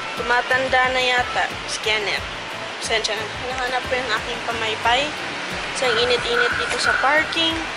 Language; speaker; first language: Filipino; non-native, local second language; Cebuano